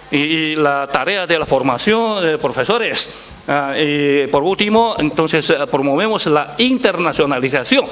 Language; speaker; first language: Spanish; non-native, fluent; Chinese